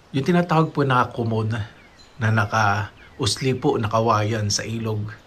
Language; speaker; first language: Filipino; native; Filipino